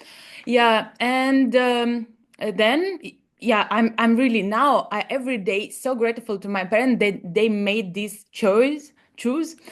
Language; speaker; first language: English; non-native, learner; Russian